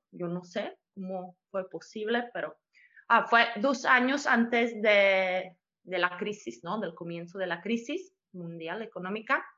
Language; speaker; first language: Spanish; non-native, fluent; Czech